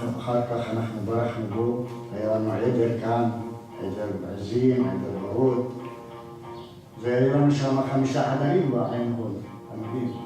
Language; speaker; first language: Hebrew; non-native, local second language; Arabic